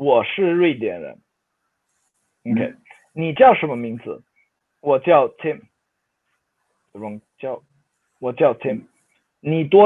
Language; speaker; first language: Chinese; non-native, fluent; Swedish